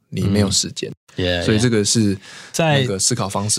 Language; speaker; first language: Chinese; native; Chinese